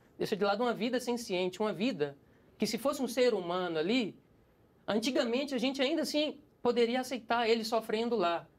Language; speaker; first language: Portuguese; native; Portuguese